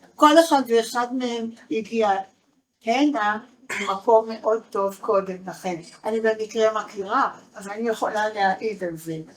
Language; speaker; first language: Hebrew; native; Hebrew